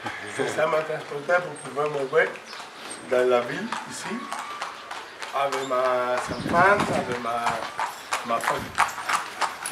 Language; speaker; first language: French; non-native, learner; Spanish